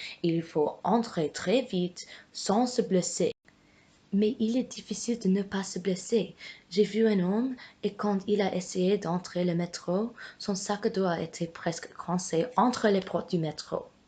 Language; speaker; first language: French; non-native, fluent; English